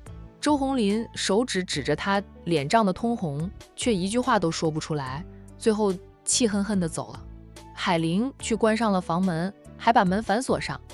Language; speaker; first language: Chinese; native; Chinese